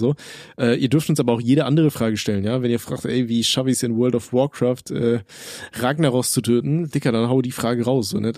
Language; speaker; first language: German; native; German